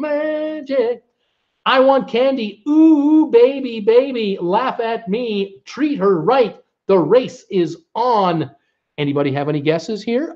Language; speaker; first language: English; native; English